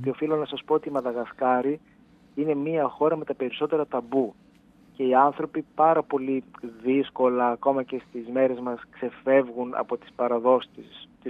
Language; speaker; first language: Greek; native; Greek